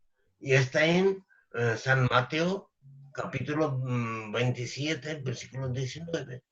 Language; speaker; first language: Spanish; non-native, learner; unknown